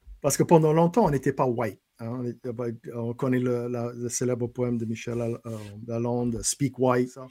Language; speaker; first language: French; non-native, local second language; English